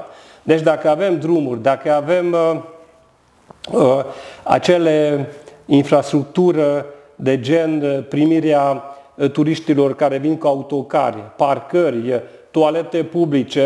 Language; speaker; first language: Romanian; non-native, local second language; Hungarian